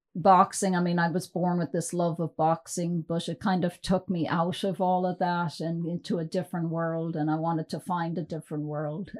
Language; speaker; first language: English; native; English